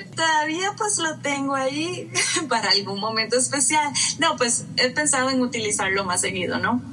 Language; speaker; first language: Spanish; native; Spanish